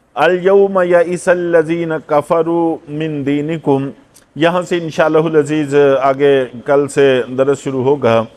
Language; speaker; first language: Urdu; native; Urdu